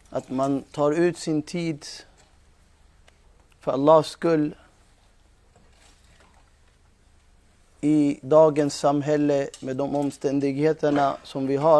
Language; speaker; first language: Swedish; non-native, fluent; Urdu